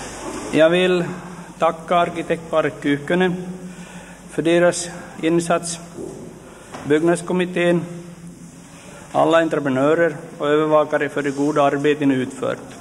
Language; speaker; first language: Swedish; native; Swedish